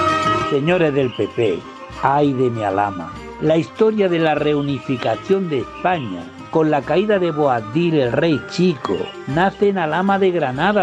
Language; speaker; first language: Spanish; native; Spanish